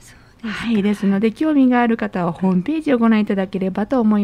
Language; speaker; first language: Japanese; native; Japanese